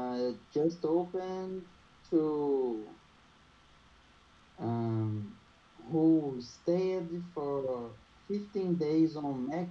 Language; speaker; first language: English; non-native, learner; Portuguese